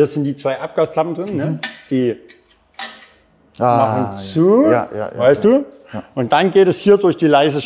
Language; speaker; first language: German; native; German